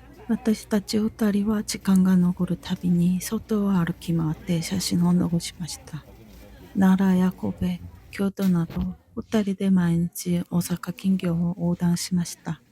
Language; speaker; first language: Japanese; non-native, fluent; Korean